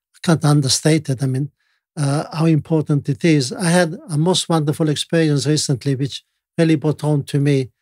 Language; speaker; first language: English; non-native, fluent; Italian